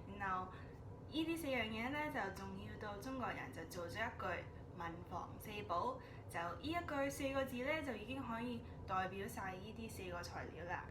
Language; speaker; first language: Cantonese; early bilingual, heritage; Cantonese